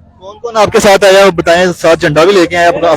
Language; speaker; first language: Hindi; native; Hindi